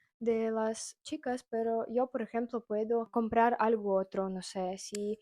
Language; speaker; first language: Spanish; non-native, fluent; Russian